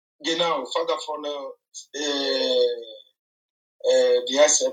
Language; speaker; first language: German; non-native, fluent; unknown